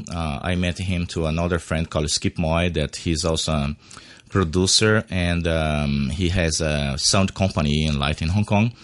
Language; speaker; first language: English; non-native, fluent; Portuguese